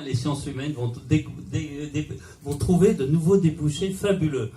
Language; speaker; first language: French; native; French